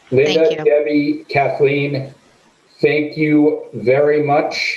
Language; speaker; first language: English; native; English